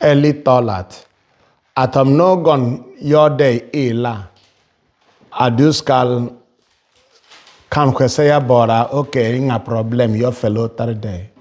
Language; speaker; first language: Swedish; non-native, fluent; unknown